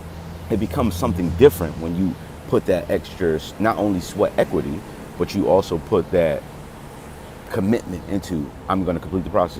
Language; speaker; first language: English; native; English